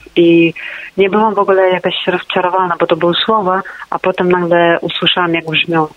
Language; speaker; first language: Polish; non-native, fluent; Ukrainian